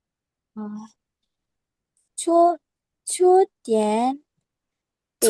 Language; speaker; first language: Chinese; non-native, learner; Indonesian